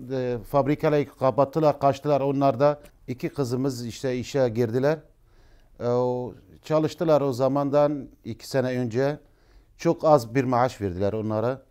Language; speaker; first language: Turkish; non-native, learner; Arabic